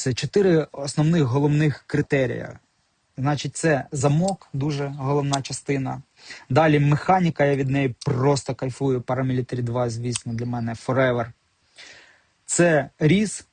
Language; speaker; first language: Ukrainian; native; Ukrainian